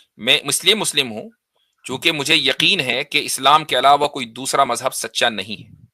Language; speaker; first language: Hindi; native; Hindi